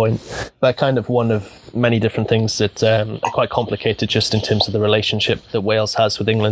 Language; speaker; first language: English; native; English